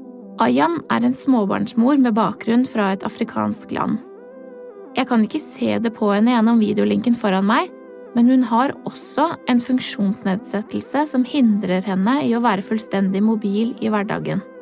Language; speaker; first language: Norwegian; native; Norwegian